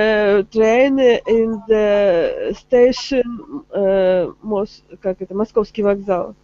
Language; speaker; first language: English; non-native, learner; Russian